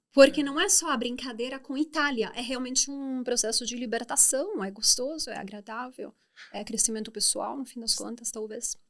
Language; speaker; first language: Portuguese; non-native, fluent; Italian